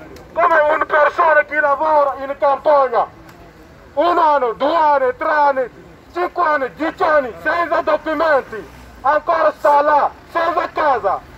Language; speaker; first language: Italian; non-native, learner; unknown